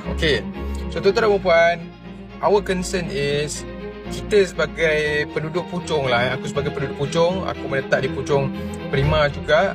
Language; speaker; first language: Malay; native; Malay